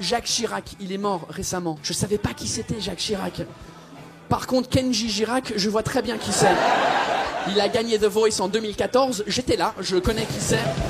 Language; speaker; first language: French; non-native, fluent; English